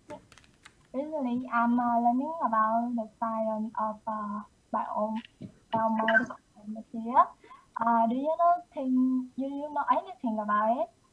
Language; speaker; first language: English; non-native, learner; Vietnamese